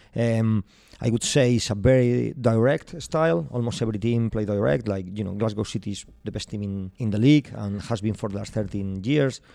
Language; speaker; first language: English; non-native, fluent; Spanish